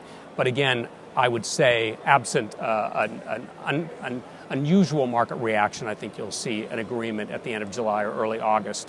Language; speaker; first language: English; native; English